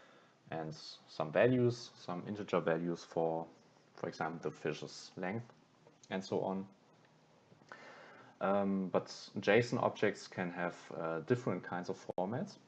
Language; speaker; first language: English; non-native, fluent; German